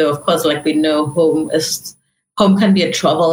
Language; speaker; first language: English; non-native, local second language; Akan